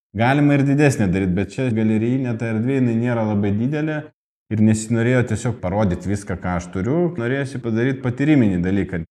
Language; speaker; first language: Lithuanian; non-native, local second language; Russian